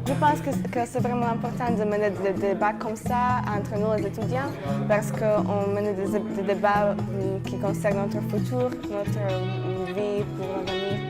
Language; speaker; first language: French; non-native, fluent; Slovak